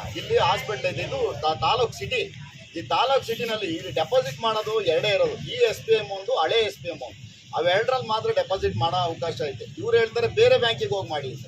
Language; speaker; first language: Kannada; native; Kannada